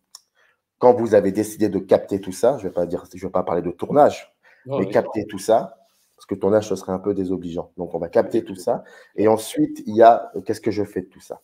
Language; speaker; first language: French; native; French